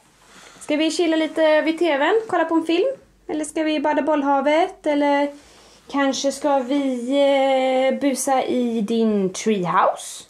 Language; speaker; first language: Swedish; native; Swedish